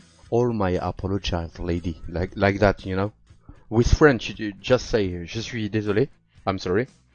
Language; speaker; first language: English; non-native, learner; French